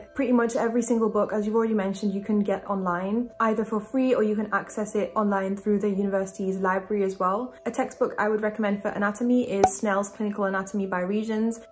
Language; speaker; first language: English; native; English